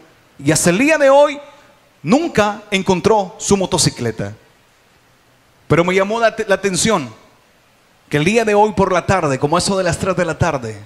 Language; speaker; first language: Spanish; native; Spanish